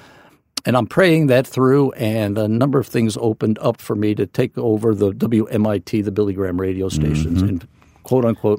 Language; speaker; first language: English; native; English